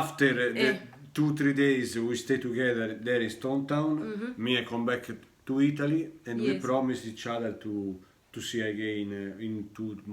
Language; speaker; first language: English; non-native, learner; Italian